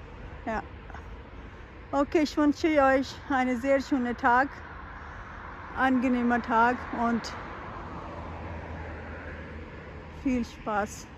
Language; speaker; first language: German; non-native, learner; Urdu